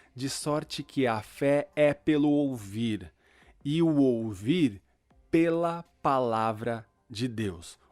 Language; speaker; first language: Portuguese; early bilingual, other home language; Spanish